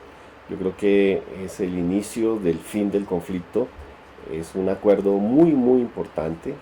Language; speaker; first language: Spanish; native; Spanish